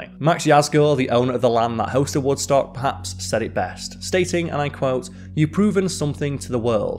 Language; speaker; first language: English; native; English